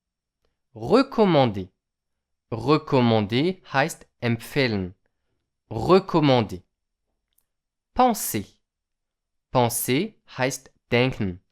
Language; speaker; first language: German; non-native, fluent; French